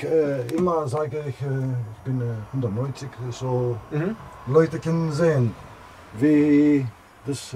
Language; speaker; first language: German; non-native, learner; Greek